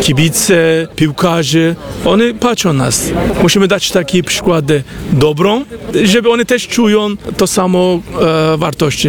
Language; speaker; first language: Polish; non-native, learner; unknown